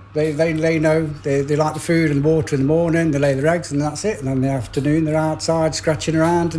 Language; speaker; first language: English; native; English